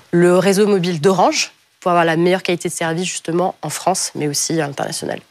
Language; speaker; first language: French; native; French